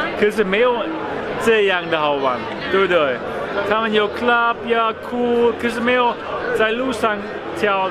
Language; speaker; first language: Chinese; non-native, fluent; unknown